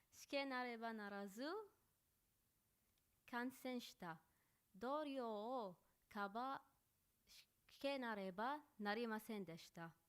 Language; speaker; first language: Japanese; non-native, learner; Arabic